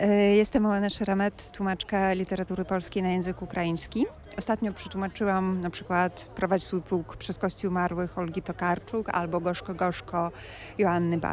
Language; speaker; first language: Polish; non-native, fluent; Ukrainian